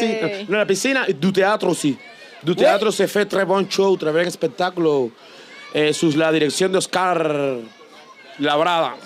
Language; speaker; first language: French; non-native, learner; Spanish